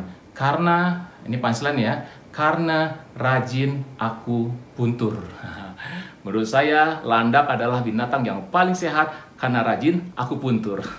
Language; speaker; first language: Indonesian; native; Indonesian